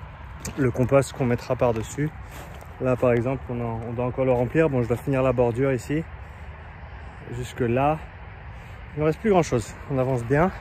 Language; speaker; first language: French; native; French